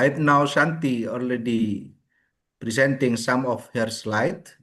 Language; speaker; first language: English; non-native, learner; Indonesian